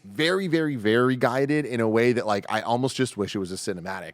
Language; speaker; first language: English; native; English